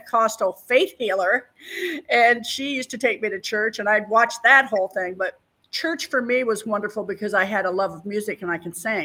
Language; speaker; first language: English; native; English